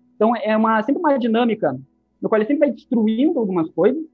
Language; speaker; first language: Portuguese; native; Portuguese